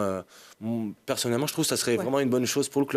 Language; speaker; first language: French; native; French